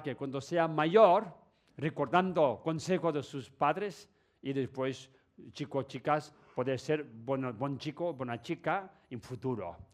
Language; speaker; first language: Spanish; non-native, learner; Tibetan